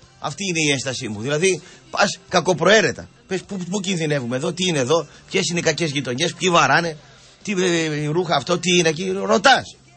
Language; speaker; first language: Greek; native; Greek